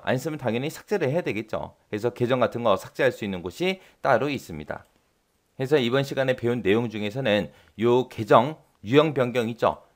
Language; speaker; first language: Korean; native; Korean